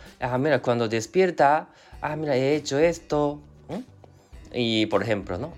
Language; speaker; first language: Spanish; non-native, learner; Japanese